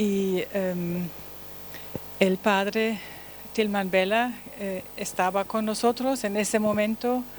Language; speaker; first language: Spanish; non-native, learner; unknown